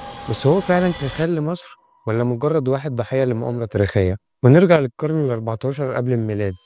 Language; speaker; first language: Arabic; native; Arabic